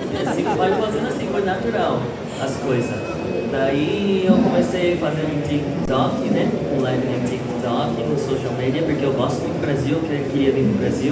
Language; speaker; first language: Portuguese; early bilingual, heritage; Japanese